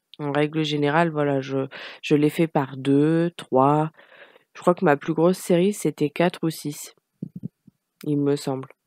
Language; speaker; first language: French; native; French